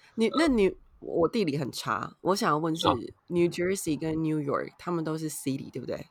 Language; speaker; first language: Chinese; native; Chinese